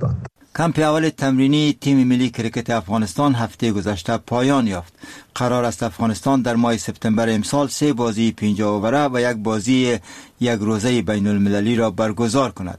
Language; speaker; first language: Persian; native; Persian